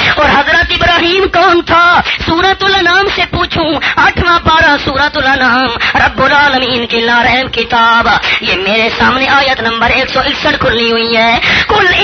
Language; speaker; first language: Urdu; non-native, local second language; Pashto